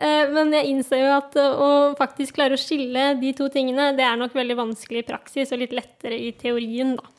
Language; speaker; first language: Norwegian; native; Norwegian